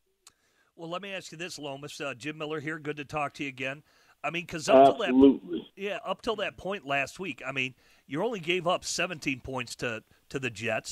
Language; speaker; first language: English; native; English